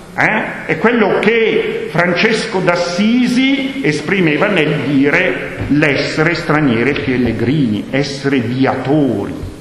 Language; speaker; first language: Italian; non-native, local second language; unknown